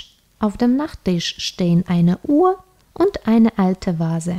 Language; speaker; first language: German; non-native, fluent; Russian